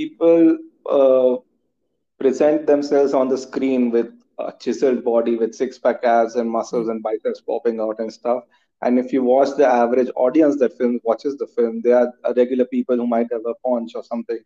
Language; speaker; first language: English; non-native, local second language; Hindi